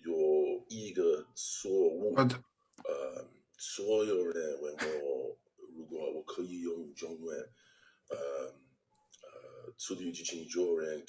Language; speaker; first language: Chinese; non-native, learner; English